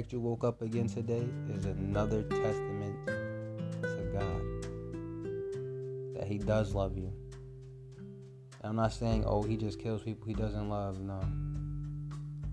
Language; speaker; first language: English; native; English